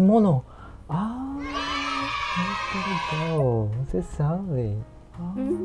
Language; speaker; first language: Portuguese; non-native, learner; Japanese